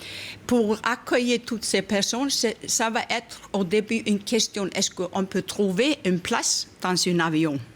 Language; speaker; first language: French; non-native, fluent; Icelandic